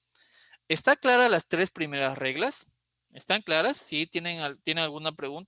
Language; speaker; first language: Spanish; native; Spanish